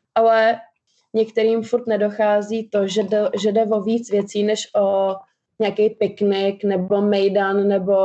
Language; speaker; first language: Czech; non-native, local second language; Albanian